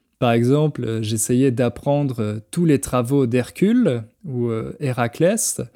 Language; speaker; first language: French; native; French